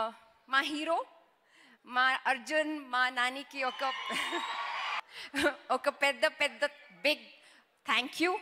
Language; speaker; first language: Telugu; non-native, learner; Kannada